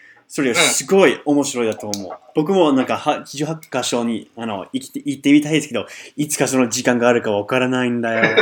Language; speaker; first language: Japanese; non-native, fluent; English